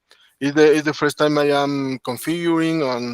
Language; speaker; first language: English; non-native, learner; Spanish